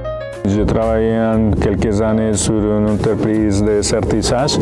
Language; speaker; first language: French; non-native, fluent; Spanish